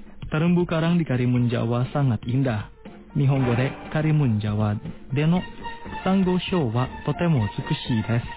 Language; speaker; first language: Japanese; non-native, fluent; Indonesian